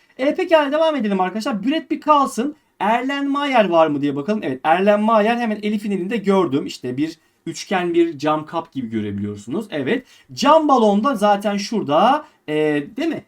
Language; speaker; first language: Turkish; native; Turkish